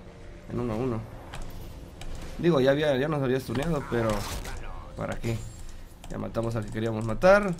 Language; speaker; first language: Spanish; native; Spanish